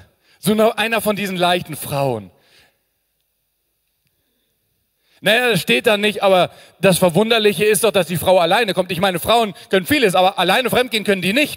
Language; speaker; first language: German; native; German